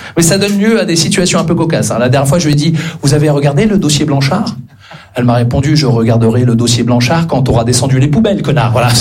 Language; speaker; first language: French; native; French